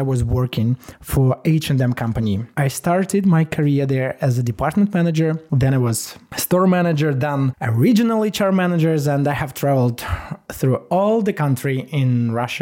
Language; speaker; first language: English; non-native, fluent; Russian